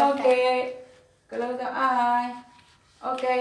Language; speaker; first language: English; non-native, learner; Vietnamese